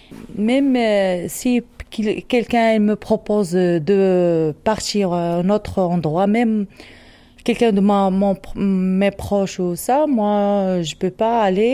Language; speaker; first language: French; non-native, learner; Arabic